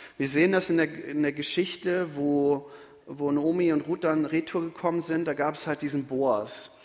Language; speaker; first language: German; native; German